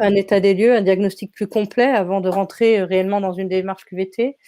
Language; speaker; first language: French; native; French